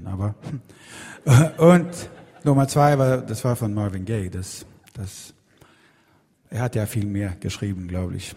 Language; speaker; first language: German; non-native, learner; Swedish